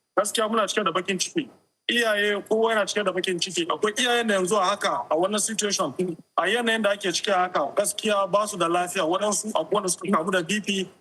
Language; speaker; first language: Hausa; non-native, local second language; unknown